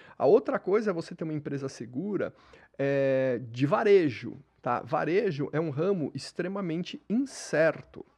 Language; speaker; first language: Portuguese; native; Portuguese